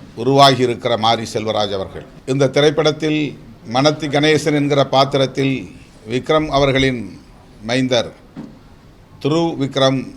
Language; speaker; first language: Tamil; native; Tamil